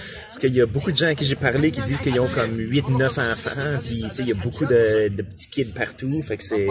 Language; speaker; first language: French; native; French